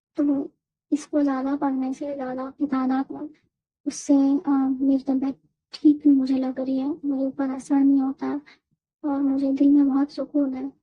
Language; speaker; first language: Urdu; native; Urdu